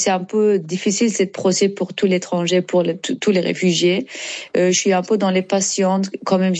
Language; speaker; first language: French; non-native, learner; Persian